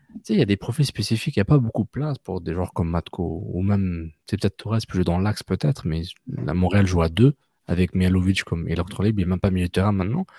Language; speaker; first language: French; native; French